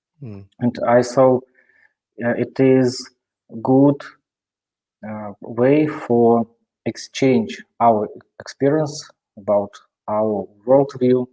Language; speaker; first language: English; non-native, learner; Russian